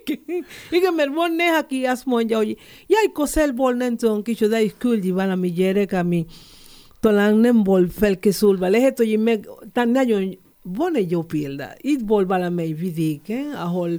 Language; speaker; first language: Hungarian; non-native, learner; Spanish